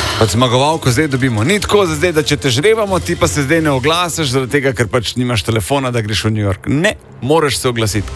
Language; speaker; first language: Slovenian; native; Slovenian